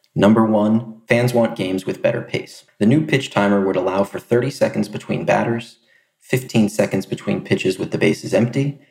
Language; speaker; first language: English; native; English